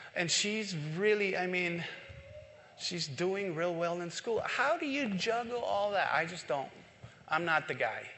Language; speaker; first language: English; non-native, local second language; Filipino